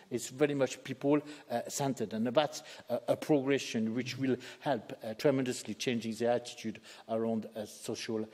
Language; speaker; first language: English; native; English